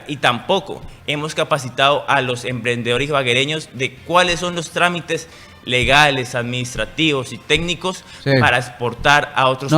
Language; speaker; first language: Spanish; native; Spanish